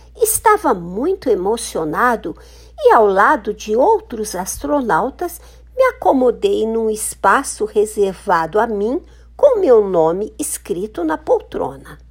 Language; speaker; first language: Portuguese; native; Portuguese